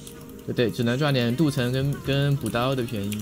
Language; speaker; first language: Chinese; native; Chinese